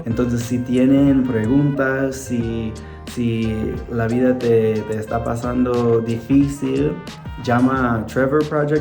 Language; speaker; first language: Spanish; non-native, fluent; English